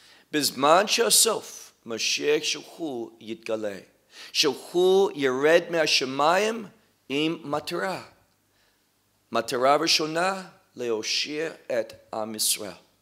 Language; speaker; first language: Hebrew; non-native, fluent; English